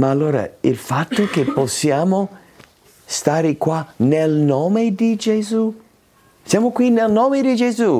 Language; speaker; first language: Italian; non-native, fluent; English